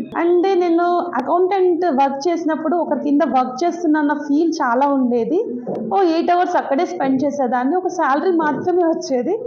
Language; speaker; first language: Telugu; native; Telugu